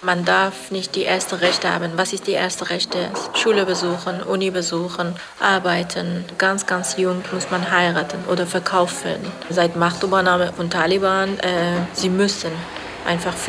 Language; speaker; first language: German; non-native, learner; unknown